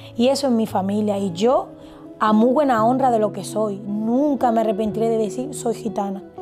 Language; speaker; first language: Spanish; native; Spanish